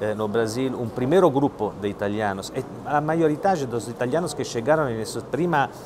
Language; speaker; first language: Portuguese; non-native, fluent; Italian